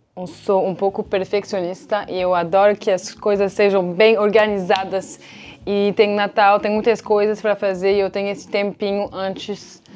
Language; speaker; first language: Portuguese; non-native, learner; French